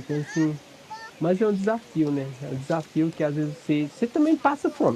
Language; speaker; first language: Portuguese; non-native, local second language; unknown